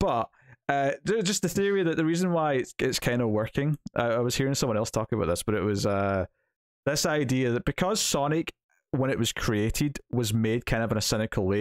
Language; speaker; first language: English; native; English